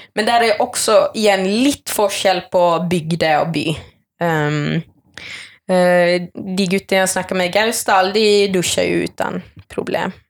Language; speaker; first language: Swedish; native; Swedish